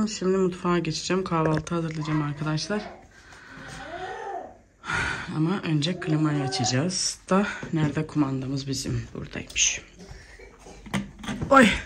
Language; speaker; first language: Turkish; native; Turkish